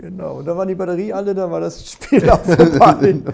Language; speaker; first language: German; native; German